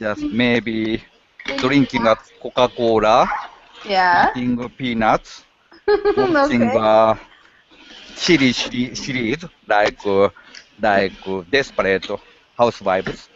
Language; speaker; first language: English; non-native, learner; Japanese